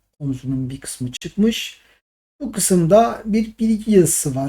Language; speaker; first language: Turkish; native; Turkish